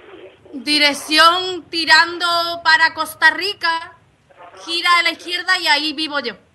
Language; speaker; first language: Spanish; native; Spanish